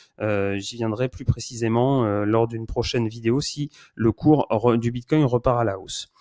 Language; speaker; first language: French; native; French